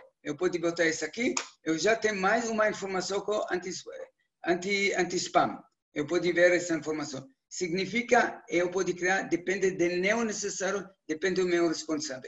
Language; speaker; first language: Portuguese; non-native, learner; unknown